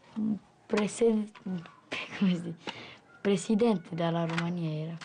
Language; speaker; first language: Italian; early bilingual, other home language; Romanian